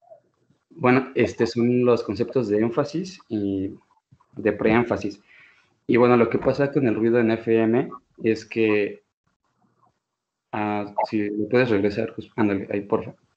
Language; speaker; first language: Spanish; native; Spanish